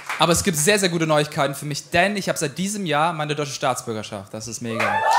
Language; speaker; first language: German; early bilingual, other home language; Ukrainian